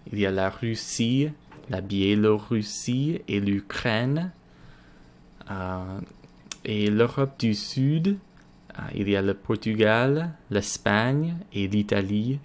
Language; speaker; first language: French; non-native, learner; English